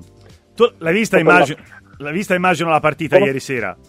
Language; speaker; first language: Italian; native; Italian